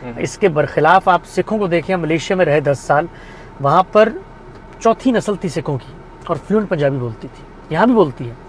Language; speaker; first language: Urdu; native; Urdu